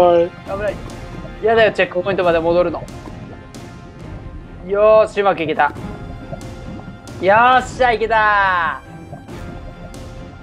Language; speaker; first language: Japanese; native; Japanese